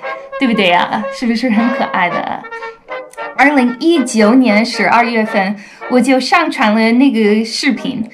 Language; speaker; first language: Chinese; non-native, fluent; English